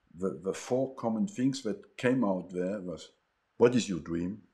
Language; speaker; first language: English; non-native, fluent; French